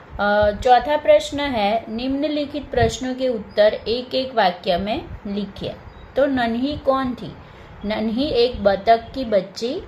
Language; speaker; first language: Hindi; non-native, local second language; Gujarati